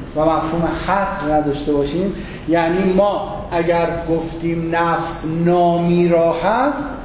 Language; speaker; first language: Persian; native; Persian